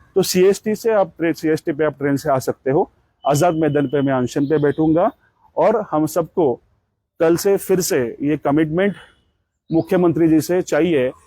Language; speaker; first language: Hindi; non-native, local second language; Marathi